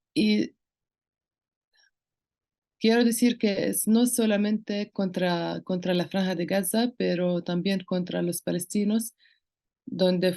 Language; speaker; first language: Spanish; non-native, local second language; Arabic